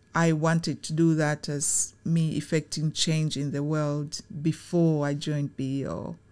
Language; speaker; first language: English; non-native, local second language; Swahili